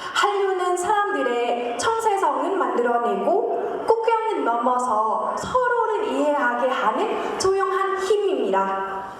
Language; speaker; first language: Korean; non-native, fluent; Thai